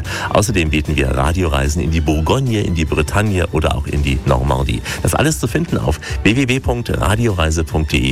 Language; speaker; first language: German; native; German